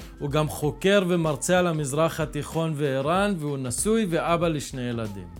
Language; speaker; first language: Hebrew; native; Hebrew